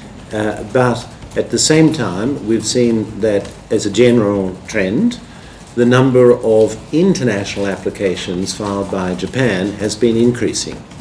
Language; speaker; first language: English; native; English